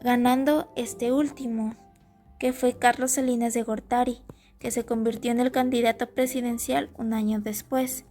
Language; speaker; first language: Spanish; native; Spanish